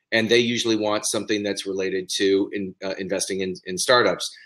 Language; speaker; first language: English; native; English